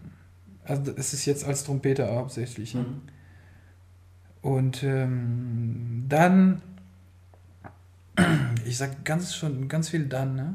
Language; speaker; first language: German; non-native, fluent; French